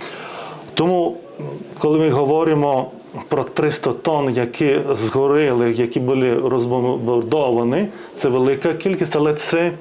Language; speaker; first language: Ukrainian; non-native, fluent; Lithuanian